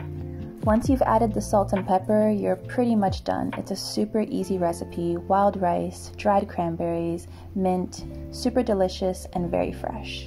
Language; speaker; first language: English; native; English